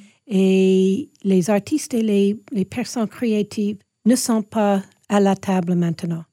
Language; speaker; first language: French; non-native, fluent; English